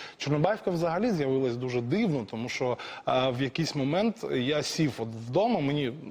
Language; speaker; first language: Ukrainian; non-native, local second language; Russian